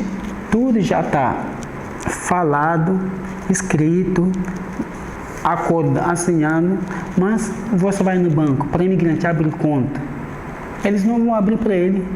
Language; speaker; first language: Portuguese; non-native, learner; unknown